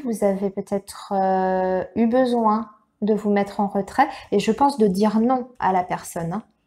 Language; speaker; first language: French; native; French